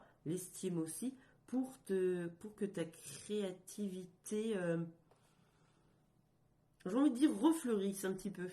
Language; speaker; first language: French; native; French